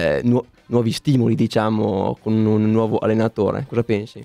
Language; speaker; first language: Italian; native; Italian